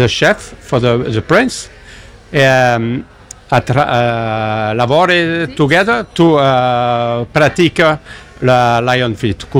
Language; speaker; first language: Italian; non-native, learner; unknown